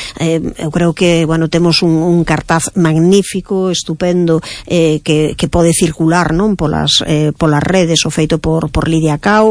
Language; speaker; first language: Galician; native; Galician